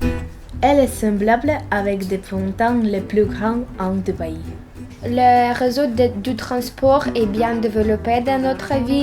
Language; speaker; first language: French; non-native, learner; Ukrainian